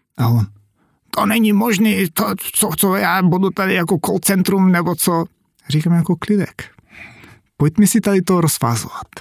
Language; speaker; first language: Czech; non-native, fluent; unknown